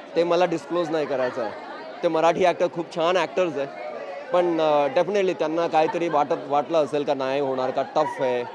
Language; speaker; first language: Marathi; non-native, local second language; Malayalam